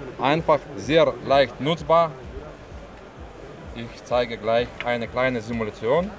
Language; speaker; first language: German; non-native, fluent; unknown